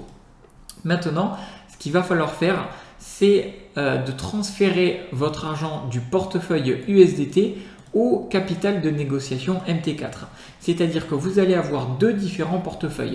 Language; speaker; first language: French; native; French